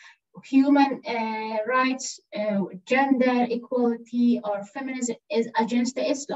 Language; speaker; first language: English; non-native, learner; Persian